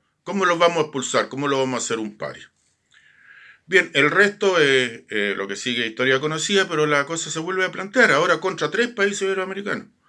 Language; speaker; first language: Spanish; native; Spanish